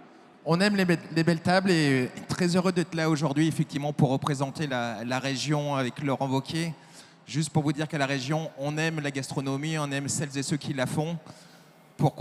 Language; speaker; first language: French; native; French